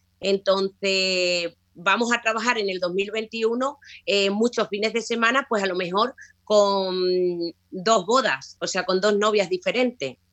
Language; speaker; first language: Spanish; native; Spanish